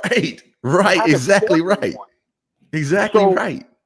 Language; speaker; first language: English; native; English